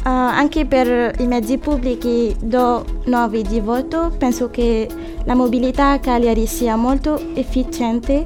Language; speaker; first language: Italian; non-native, fluent; Arabic